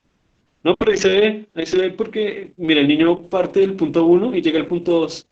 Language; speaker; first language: Spanish; native; Spanish